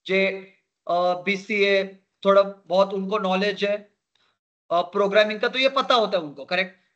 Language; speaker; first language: Hindi; non-native, local second language; Marathi